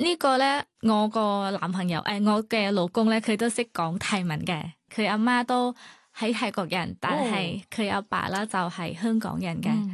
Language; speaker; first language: Cantonese; non-native, learner; Thai